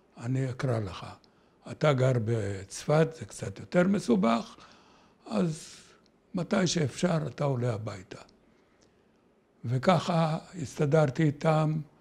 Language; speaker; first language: Hebrew; native; Hebrew